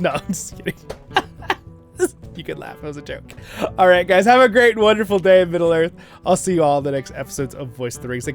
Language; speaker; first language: English; native; English